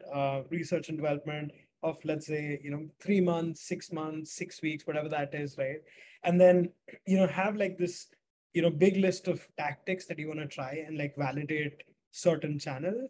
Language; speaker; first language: English; non-native, local second language; Hindi